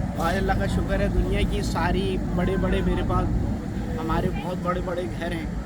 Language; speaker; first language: Urdu; native; Urdu